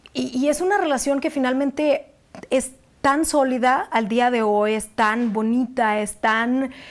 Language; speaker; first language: Spanish; non-native, fluent; Russian